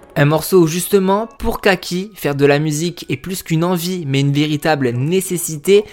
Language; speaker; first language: French; native; French